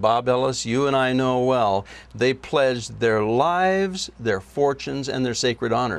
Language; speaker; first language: English; native; English